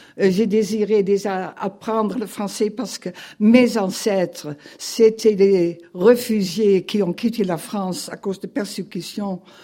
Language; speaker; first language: French; non-native, fluent; Dutch